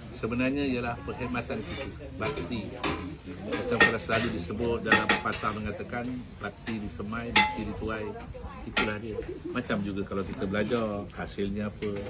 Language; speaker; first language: Malay; native; Malay